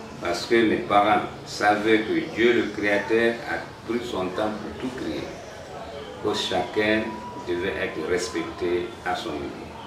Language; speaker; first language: French; non-native, local second language; Bambara